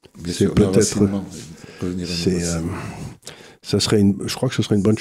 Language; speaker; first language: French; native; French